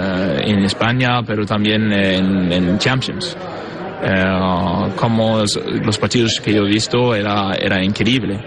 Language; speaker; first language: Spanish; non-native, fluent; Portuguese